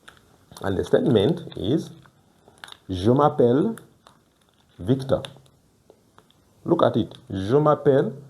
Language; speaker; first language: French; non-native, fluent; Ganda